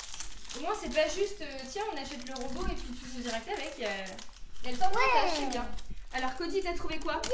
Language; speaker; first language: French; native; French